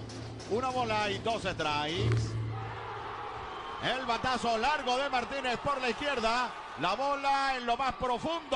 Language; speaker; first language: Spanish; native; Spanish